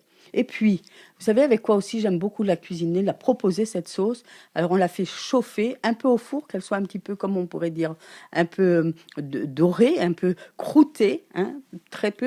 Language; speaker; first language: French; native; French